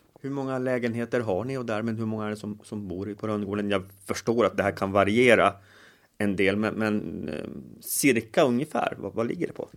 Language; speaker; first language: Swedish; native; Swedish